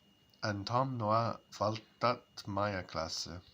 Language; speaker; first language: Catalan; non-native, learner; English